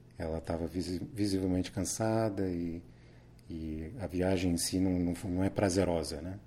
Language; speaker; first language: Portuguese; native; Portuguese